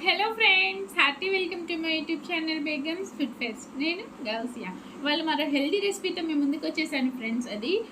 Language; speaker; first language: Telugu; non-native, local second language; Urdu